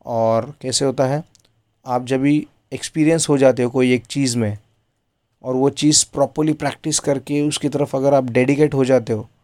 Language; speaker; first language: Hindi; non-native, local second language; Marathi